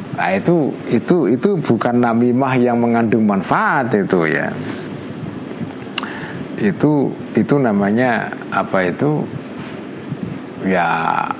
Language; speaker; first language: Indonesian; non-native, local second language; Javanese